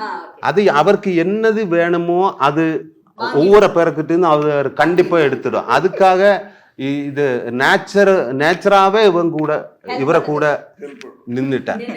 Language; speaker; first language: Tamil; non-native, learner; Malayalam